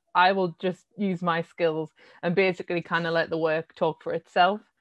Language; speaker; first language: English; native; English